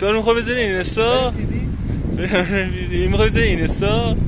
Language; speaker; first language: Persian; native; Persian